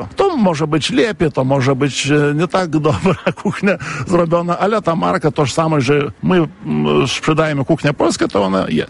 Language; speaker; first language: Polish; non-native, fluent; Lithuanian